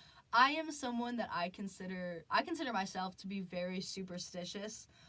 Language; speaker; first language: English; native; English